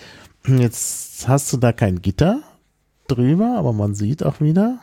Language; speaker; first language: German; native; German